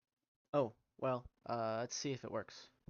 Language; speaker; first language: English; native; English